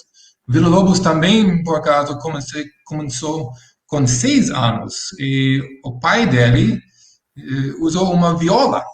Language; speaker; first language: Portuguese; non-native, fluent; English